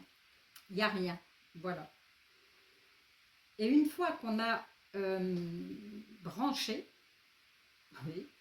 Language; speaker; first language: French; native; French